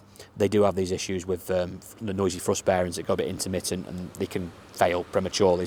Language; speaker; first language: English; native; English